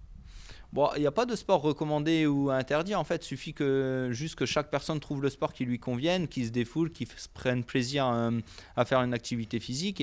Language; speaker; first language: French; native; French